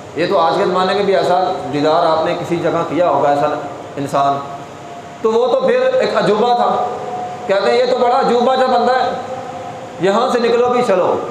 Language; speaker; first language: Urdu; non-native, local second language; Punjabi